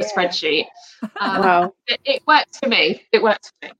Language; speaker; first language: English; native; English